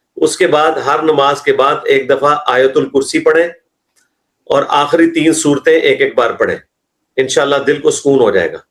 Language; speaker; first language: Urdu; non-native, local second language; Punjabi